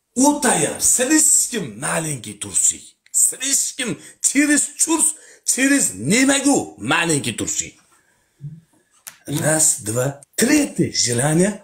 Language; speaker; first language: Russian; non-native, learner; Uzbek